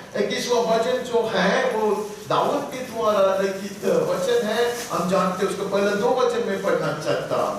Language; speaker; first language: Hindi; non-native, local second language; Telugu